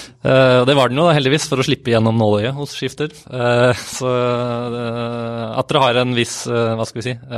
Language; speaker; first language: Norwegian; native; Norwegian